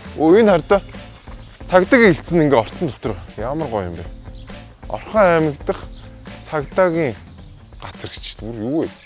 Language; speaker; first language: Mongolian; native; Mongolian